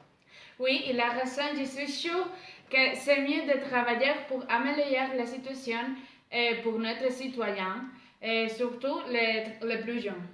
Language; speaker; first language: French; non-native, learner; Spanish